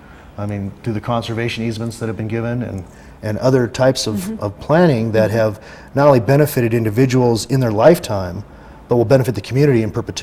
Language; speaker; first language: English; native; English